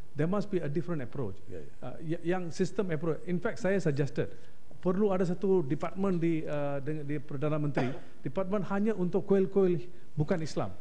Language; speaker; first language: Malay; non-native, local second language; Tamil